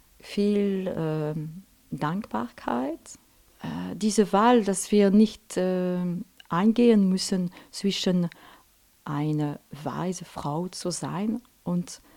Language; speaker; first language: German; non-native, local second language; French